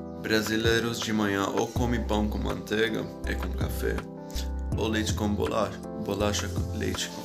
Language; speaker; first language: Portuguese; non-native, fluent; Arabic